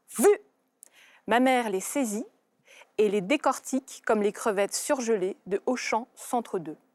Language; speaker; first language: French; early bilingual, other home language; Russian